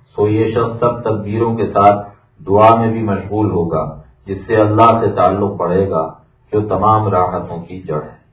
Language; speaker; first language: Urdu; native; Urdu